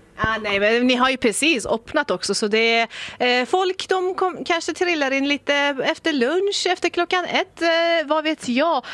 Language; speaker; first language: Swedish; early bilingual, other home language; Persian